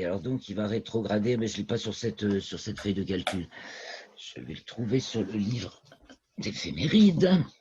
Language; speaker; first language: French; native; French